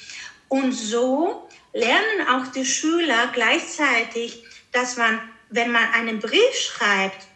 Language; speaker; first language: German; early bilingual, heritage; Greek